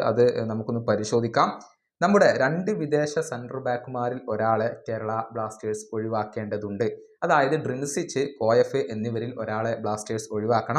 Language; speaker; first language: Malayalam; native; Malayalam